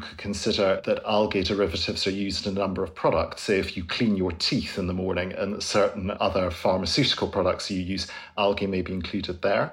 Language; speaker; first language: English; native; English